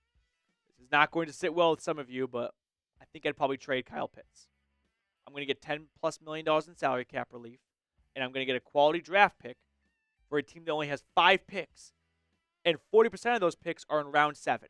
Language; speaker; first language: English; native; English